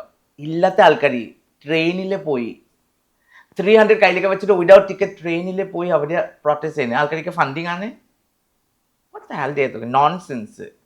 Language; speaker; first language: Malayalam; non-native, local second language; Assamese